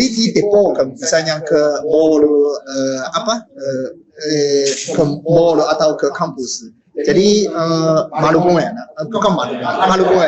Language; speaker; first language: Indonesian; non-native, learner; Japanese